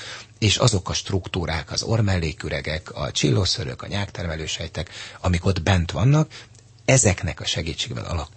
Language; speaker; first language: Hungarian; native; Hungarian